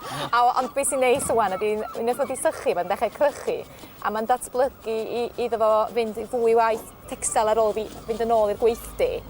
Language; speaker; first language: Welsh; native; Welsh